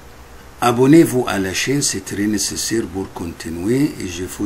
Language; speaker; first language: French; non-native, fluent; Arabic